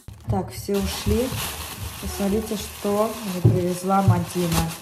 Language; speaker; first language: Russian; native; Russian